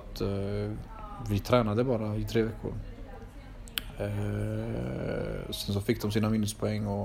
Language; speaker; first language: Swedish; early bilingual, other home language; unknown